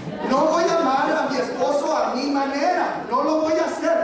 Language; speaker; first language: Spanish; early bilingual, heritage; Spanish